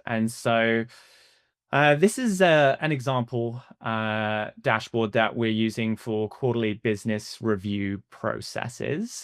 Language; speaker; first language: English; native; English